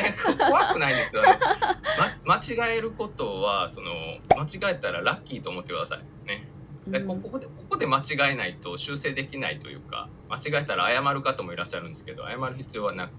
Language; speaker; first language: Japanese; native; Japanese